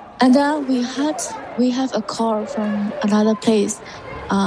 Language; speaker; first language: English; non-native, learner; Burmese